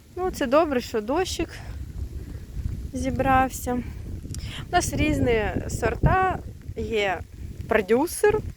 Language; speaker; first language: Ukrainian; native; Ukrainian